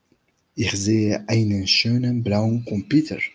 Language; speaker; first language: German; non-native, fluent; Turkish